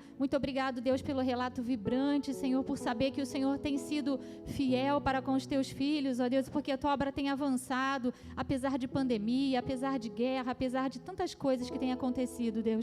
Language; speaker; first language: Portuguese; native; Portuguese